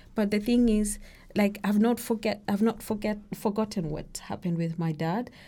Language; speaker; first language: English; non-native, local second language; Kikuyu